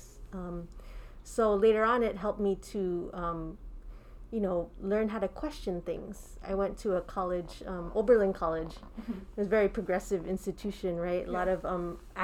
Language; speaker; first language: English; native; English